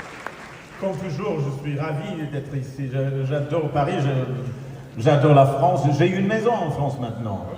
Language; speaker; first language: French; non-native, fluent; English